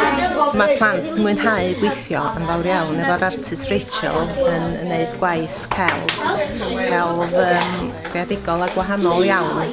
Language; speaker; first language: Welsh; native; Welsh